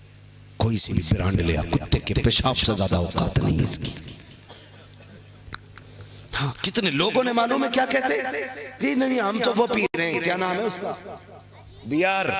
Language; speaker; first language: Hindi; native; Hindi